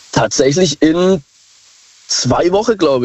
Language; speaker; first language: German; native; German